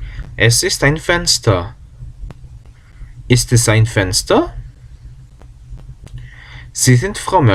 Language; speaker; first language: German; non-native, fluent; Korean